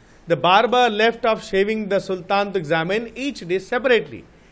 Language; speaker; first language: English; non-native, local second language; Bangla